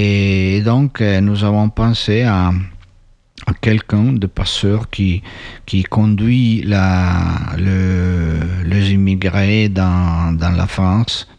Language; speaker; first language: French; non-native, learner; Italian